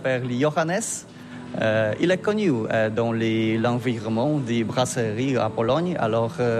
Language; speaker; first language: French; non-native, learner; Polish